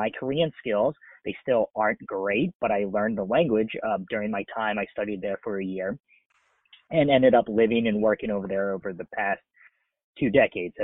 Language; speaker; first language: English; native; English